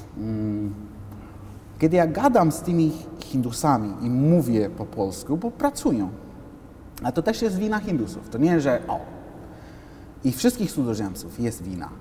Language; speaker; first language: Polish; non-native, fluent; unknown